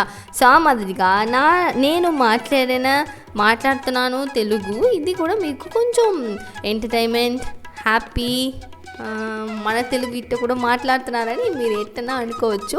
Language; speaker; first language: Telugu; non-native, learner; Tamil